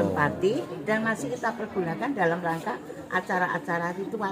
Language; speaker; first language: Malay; non-native, local second language; Javanese